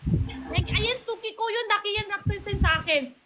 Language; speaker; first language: Filipino; non-native, learner; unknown